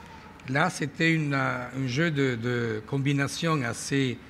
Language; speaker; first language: French; non-native, fluent; Italian